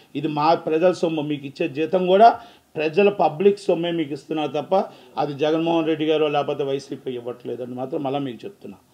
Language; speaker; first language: Telugu; native; Telugu